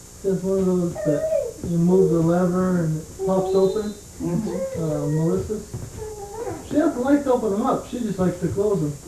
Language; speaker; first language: English; native; English